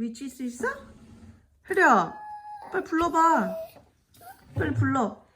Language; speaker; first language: Korean; native; Korean